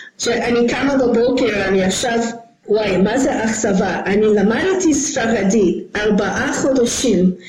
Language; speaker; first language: Hebrew; non-native, fluent; English